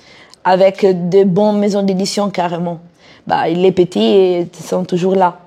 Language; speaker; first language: French; non-native, fluent; Italian